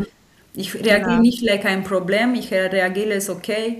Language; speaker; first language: German; non-native, fluent; Romanian